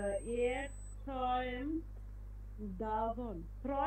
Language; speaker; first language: German; non-native, learner; Bangla